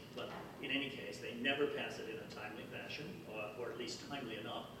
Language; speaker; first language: English; native; English